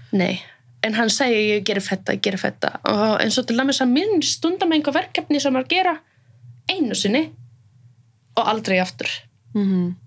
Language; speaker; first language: Icelandic; non-native, fluent; Polish